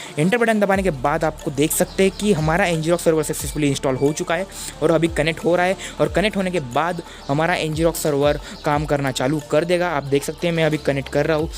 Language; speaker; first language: Hindi; non-native, local second language; Marathi